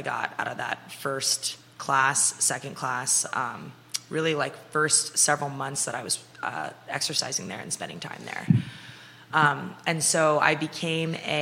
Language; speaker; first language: English; native; English